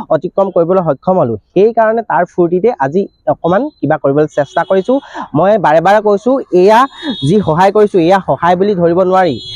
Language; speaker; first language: Assamese; native; Assamese